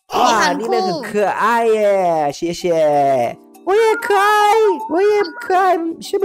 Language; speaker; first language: Chinese; non-native, learner; Spanish